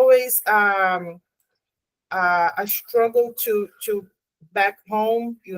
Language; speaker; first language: English; non-native, learner; Portuguese